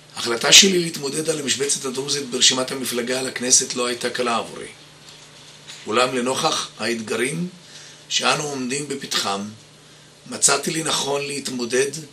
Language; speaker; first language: Hebrew; non-native, local second language; Arabic